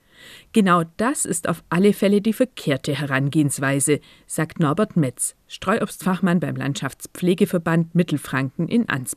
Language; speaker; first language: German; native; German